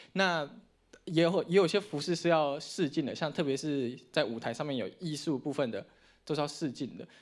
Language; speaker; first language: Chinese; native; Chinese